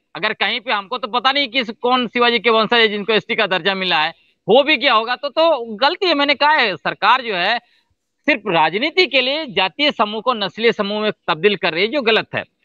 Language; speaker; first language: Hindi; non-native, local second language; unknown